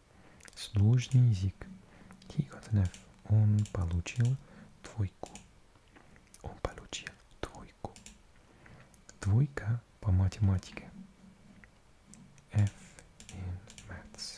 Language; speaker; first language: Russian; non-native, learner; English